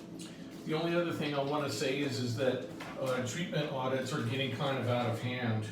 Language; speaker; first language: English; native; English